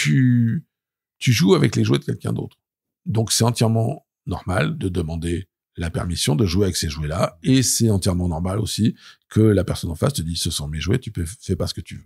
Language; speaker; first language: French; native; French